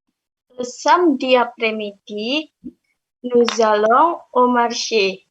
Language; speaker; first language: French; non-native, learner; Indonesian